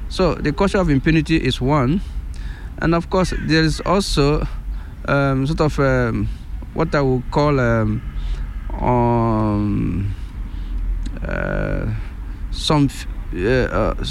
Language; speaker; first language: English; non-native, local second language; Igbo